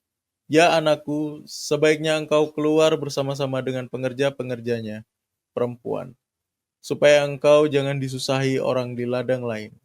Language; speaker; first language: Indonesian; native; Indonesian